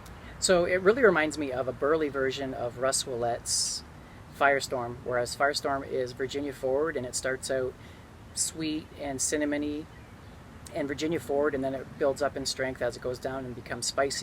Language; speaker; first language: English; native; English